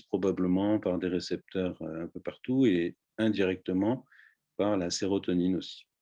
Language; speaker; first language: French; native; French